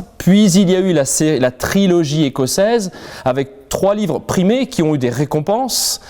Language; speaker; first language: French; native; French